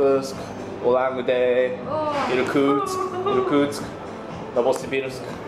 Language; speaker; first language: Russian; non-native, learner; Japanese